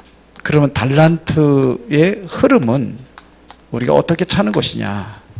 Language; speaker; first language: Korean; native; Korean